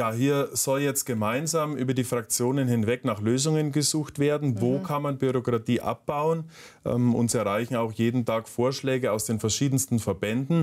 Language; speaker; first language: German; native; German